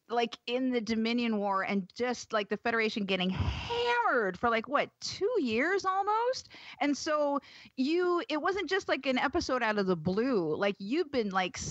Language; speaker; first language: English; native; English